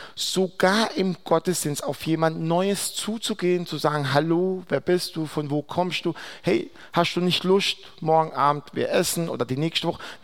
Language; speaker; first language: German; non-native, fluent; Aramaic